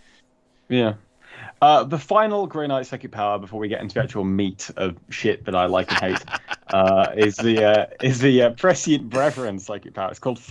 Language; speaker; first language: English; native; English